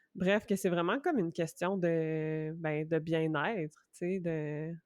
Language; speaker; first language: French; native; French